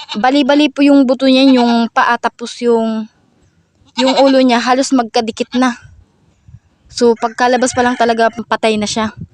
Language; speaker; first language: Filipino; non-native, local second language; Cebuano